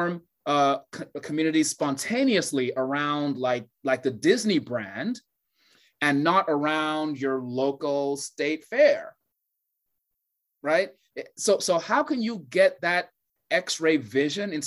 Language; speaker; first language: English; non-native, local second language; Yoruba